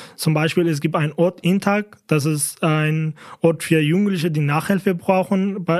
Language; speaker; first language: German; non-native, fluent; Kurdish